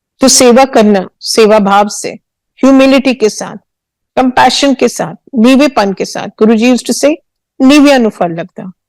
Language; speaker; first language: Hindi; early bilingual, heritage; Hindi